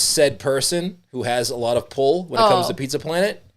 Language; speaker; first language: English; native; English